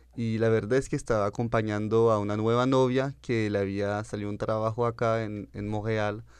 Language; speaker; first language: Spanish; early bilingual, heritage; French